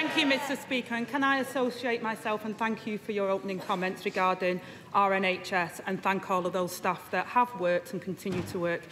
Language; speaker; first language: English; native; English